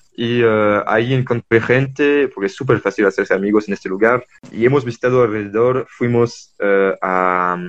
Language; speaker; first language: Spanish; non-native, fluent; French